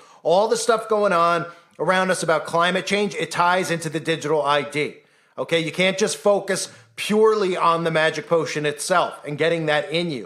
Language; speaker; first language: English; native; English